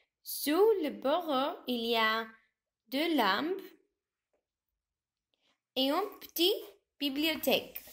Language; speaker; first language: French; non-native, learner; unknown